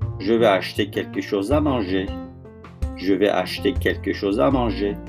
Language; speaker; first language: French; non-native, learner; Turkish